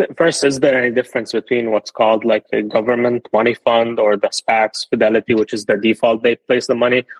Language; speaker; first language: English; non-native, fluent; Arabic